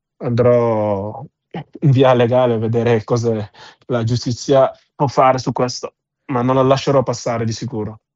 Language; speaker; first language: Italian; non-native, fluent; Wolof